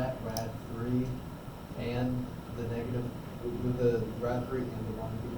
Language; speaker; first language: English; native; English